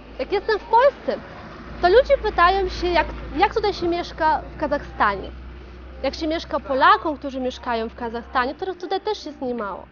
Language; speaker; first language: Polish; early bilingual, heritage; Polish